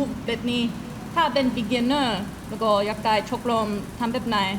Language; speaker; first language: Thai; non-native, learner; English